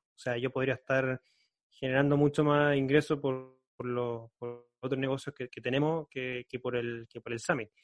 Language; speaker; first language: Spanish; native; Spanish